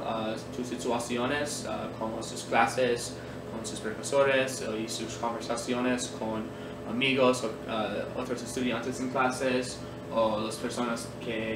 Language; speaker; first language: Spanish; non-native, learner; English